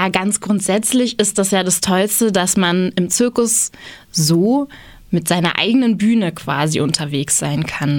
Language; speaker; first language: German; native; German